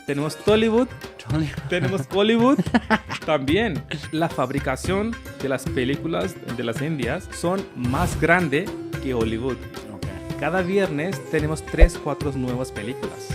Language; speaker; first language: Spanish; non-native, fluent; Hindi